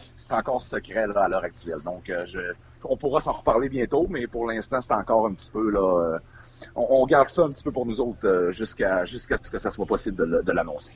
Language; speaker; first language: French; native; French